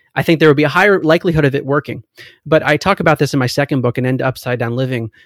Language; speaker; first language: English; native; English